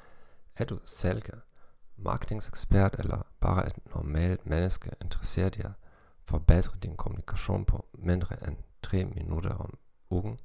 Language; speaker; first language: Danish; non-native, fluent; German